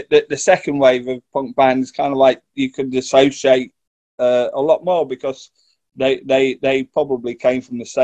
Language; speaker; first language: English; native; English